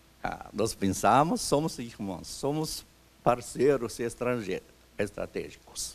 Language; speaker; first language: Portuguese; non-native, fluent; Chinese